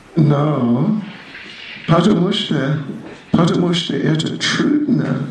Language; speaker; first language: Russian; non-native, learner; English